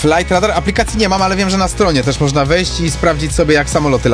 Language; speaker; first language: Polish; native; Polish